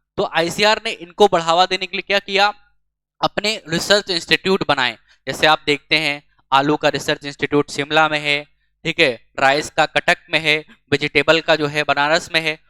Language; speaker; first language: Hindi; native; Hindi